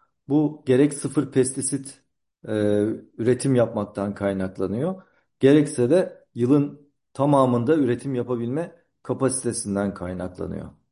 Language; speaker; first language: Turkish; native; Turkish